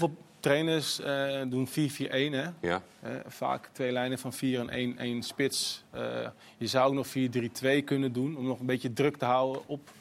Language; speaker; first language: Dutch; native; Dutch